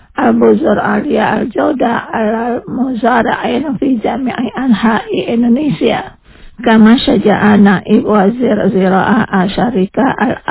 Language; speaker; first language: Arabic; non-native, learner; Indonesian